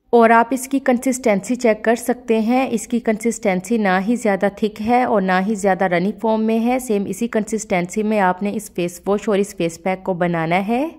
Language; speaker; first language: Urdu; native; Urdu